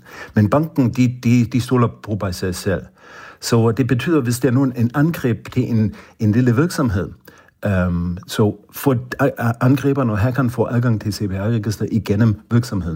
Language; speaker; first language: Danish; non-native, fluent; German